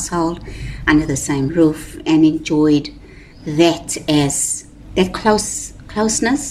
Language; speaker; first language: English; native; English